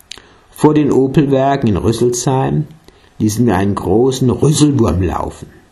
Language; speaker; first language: German; native; German